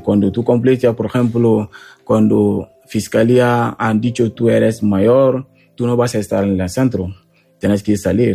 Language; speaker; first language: Spanish; non-native, learner; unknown